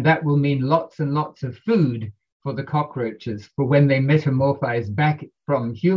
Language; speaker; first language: English; native; English